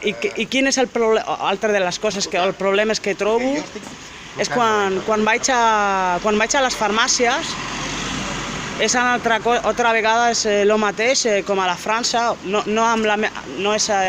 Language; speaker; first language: Catalan; non-native, fluent; French